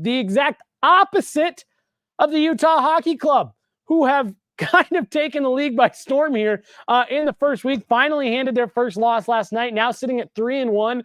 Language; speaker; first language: English; native; English